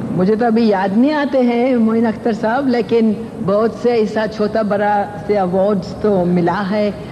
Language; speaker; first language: Urdu; non-native, local second language; Gujarati